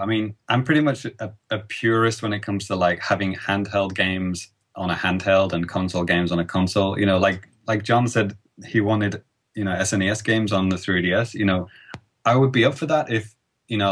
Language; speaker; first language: English; native; English